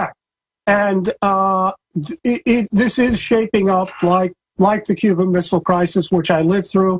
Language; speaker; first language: English; native; English